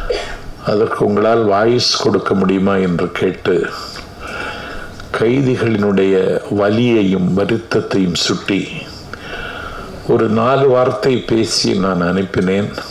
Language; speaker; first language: Tamil; native; Tamil